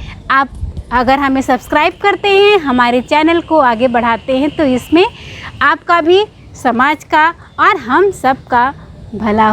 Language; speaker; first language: Hindi; native; Hindi